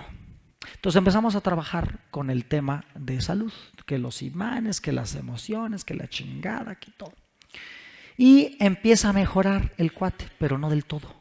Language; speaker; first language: Spanish; native; Spanish